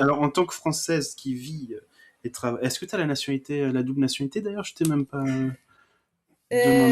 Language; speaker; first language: French; native; French